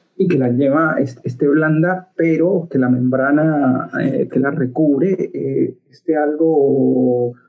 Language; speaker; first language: Spanish; native; Spanish